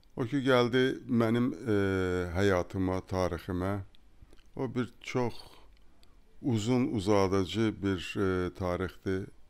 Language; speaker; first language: Azerbaijani; native; Azerbaijani